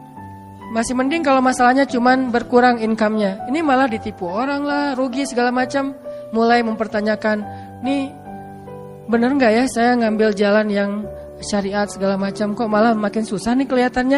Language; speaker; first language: Indonesian; native; Indonesian